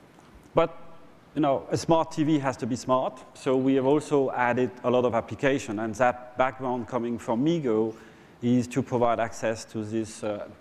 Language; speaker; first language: English; non-native, fluent; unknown